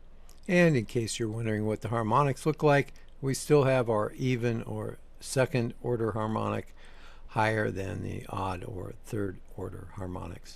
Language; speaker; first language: English; native; English